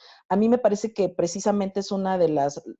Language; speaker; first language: Spanish; native; Spanish